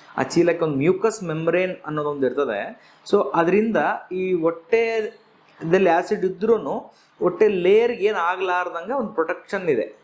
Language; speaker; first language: Kannada; native; Kannada